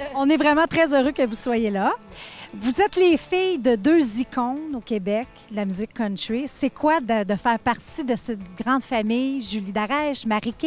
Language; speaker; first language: French; native; French